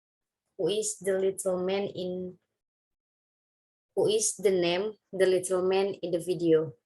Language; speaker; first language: English; non-native, learner; Indonesian